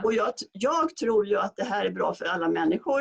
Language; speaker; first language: Swedish; native; Swedish